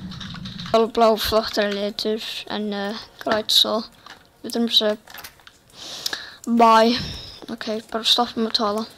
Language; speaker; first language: Icelandic; early bilingual, heritage; Icelandic